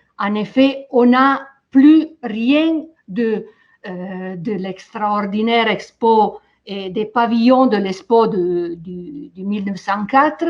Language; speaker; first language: French; non-native, fluent; Italian